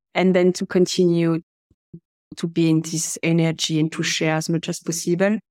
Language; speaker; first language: English; non-native, fluent; French